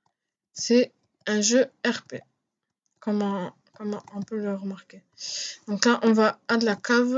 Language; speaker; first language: French; native; French